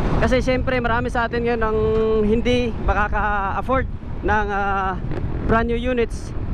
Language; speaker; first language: Filipino; non-native, local second language; Cebuano